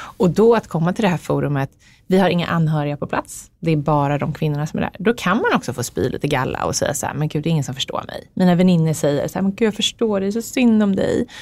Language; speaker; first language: Swedish; native; Swedish